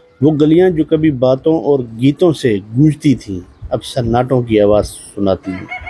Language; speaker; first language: Urdu; non-native, local second language; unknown